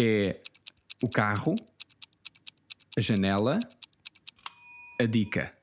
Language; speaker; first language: Portuguese; early bilingual, heritage; Portuguese